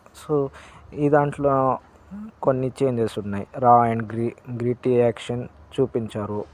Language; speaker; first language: Telugu; non-native, learner; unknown